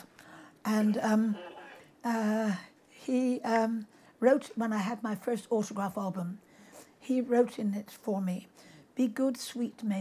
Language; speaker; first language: English; native; English